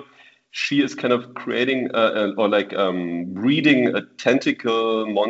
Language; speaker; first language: English; non-native, fluent; German